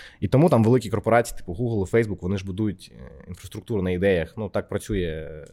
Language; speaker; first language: Ukrainian; native; Ukrainian